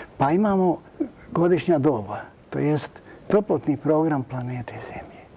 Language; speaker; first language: Serbian; native; Serbian